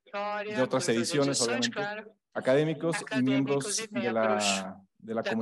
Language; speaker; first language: Spanish; native; Spanish